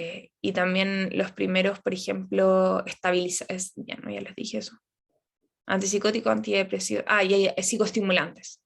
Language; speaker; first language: Spanish; native; Spanish